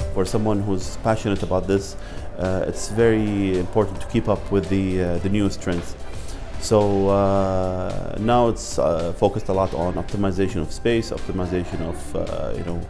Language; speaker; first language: English; non-native, fluent; Arabic